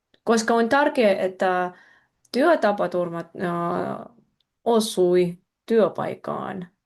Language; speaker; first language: Finnish; non-native, fluent; Russian